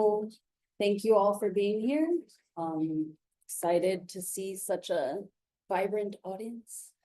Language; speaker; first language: English; native; English